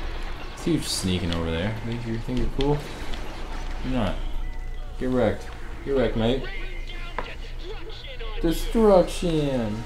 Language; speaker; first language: English; native; English